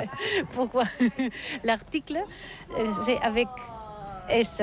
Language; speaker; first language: French; non-native, learner; Catalan